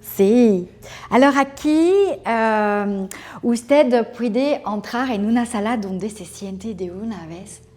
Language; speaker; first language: Spanish; non-native, fluent; French